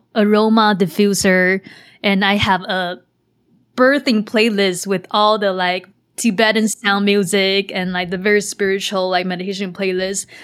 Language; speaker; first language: English; non-native, fluent; Chinese